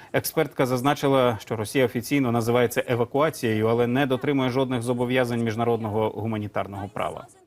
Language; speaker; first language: Ukrainian; native; Ukrainian